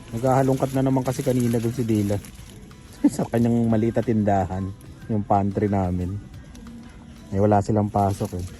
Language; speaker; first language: Filipino; native; Filipino